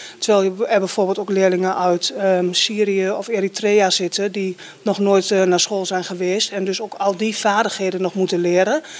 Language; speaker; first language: Dutch; native; Dutch